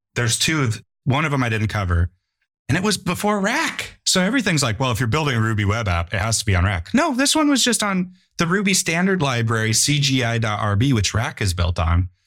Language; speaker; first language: English; native; English